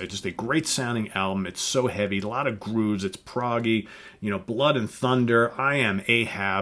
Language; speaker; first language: English; native; English